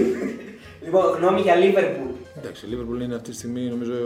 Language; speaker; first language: Greek; native; Greek